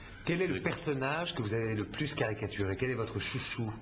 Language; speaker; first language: French; native; French